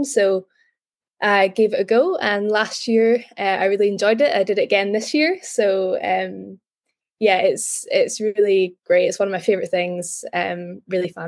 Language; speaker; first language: English; native; English